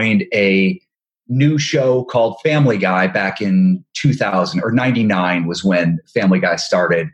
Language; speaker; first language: English; native; English